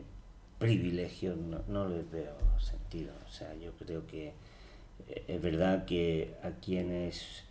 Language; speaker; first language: Spanish; native; Spanish